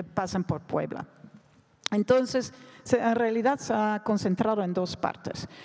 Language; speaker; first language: Spanish; non-native, fluent; Dutch